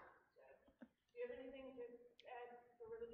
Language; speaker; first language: English; native; English